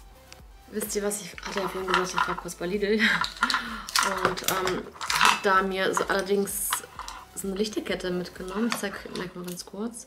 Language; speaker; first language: German; native; German